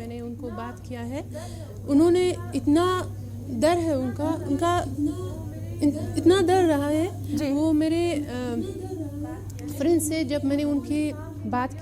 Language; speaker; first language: Hindi; non-native, learner; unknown